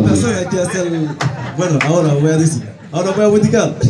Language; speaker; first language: Spanish; non-native, learner; Haitian Creole